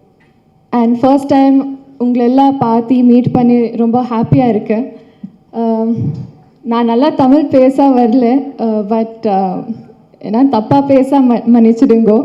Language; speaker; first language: Tamil; non-native, learner; Kannada